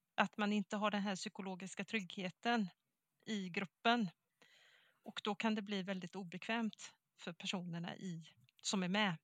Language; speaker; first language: Swedish; native; Swedish